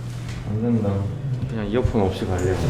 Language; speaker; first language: Korean; native; Korean